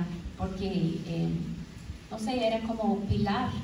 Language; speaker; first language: Spanish; non-native, fluent; English